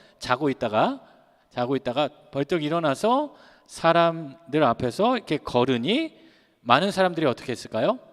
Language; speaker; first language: Korean; native; Korean